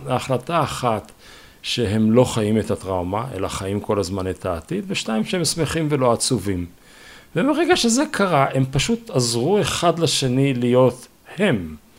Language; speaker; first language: Hebrew; native; Hebrew